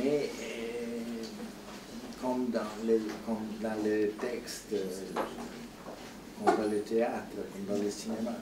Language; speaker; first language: French; non-native, fluent; Italian